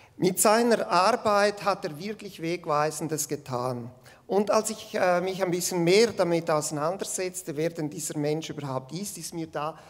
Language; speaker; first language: German; non-native, local second language; Romansh